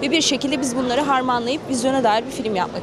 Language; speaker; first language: Turkish; native; Turkish